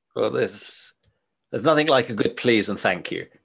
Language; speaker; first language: English; native; English